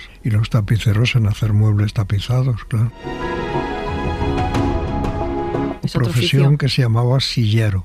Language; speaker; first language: Spanish; native; Spanish